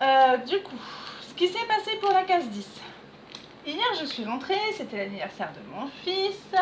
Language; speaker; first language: French; native; French